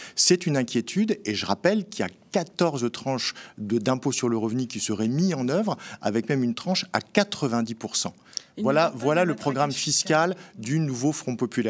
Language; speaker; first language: French; native; French